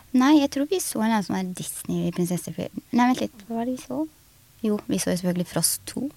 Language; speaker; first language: Norwegian; early bilingual, other home language; Somali